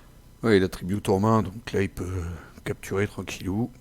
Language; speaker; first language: French; native; French